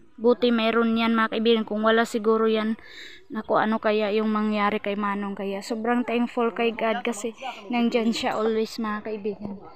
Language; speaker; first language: Filipino; non-native, local second language; Cebuano